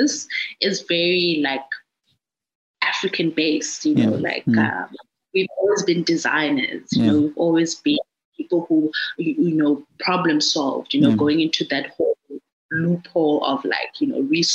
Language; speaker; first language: English; non-native, local second language; Xhosa